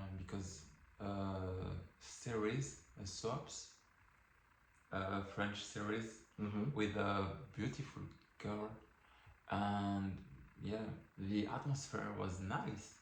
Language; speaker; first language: English; non-native, learner; French